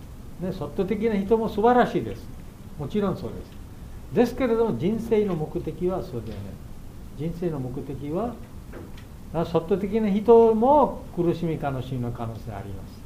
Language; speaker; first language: Japanese; non-native, learner; Bangla